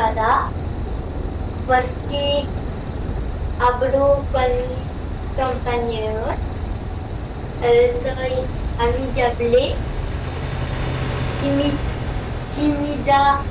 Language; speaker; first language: Spanish; non-native, learner; French